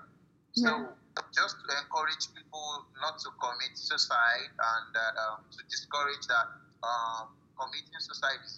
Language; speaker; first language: English; non-native, local second language; Yoruba